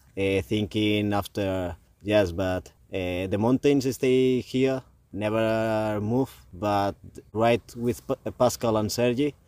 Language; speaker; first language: English; non-native, learner; Spanish